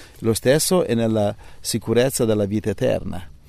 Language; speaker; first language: Italian; native; Italian